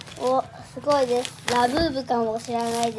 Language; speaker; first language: Japanese; early bilingual, other home language; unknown